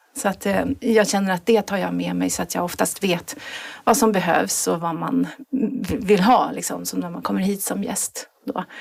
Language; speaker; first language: Swedish; native; Swedish